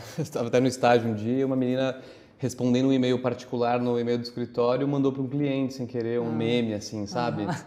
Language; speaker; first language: Portuguese; native; Portuguese